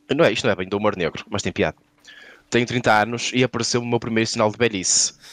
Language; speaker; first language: Portuguese; native; Portuguese